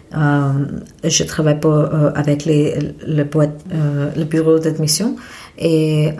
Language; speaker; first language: French; non-native, fluent; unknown